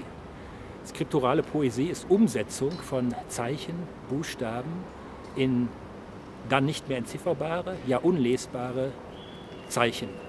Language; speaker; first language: German; native; German